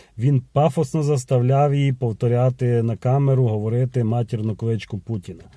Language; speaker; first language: Ukrainian; native; Ukrainian